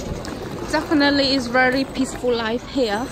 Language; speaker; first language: English; non-native, fluent; Khmer